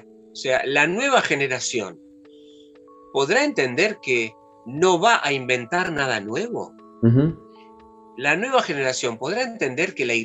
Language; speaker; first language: Spanish; native; Spanish